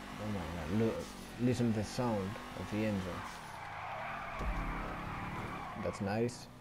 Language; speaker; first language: English; non-native, learner; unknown